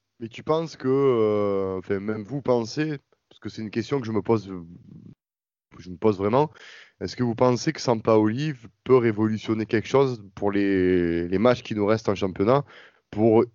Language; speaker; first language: French; native; French